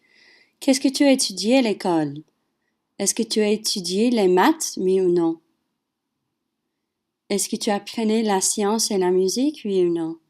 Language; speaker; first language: French; non-native, learner; English